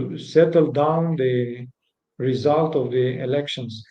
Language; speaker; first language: English; non-native, fluent; Romanian